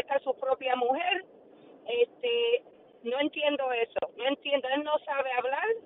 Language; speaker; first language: Spanish; early bilingual, heritage; Spanish